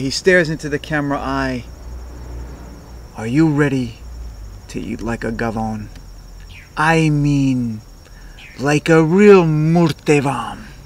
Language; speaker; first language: English; native; English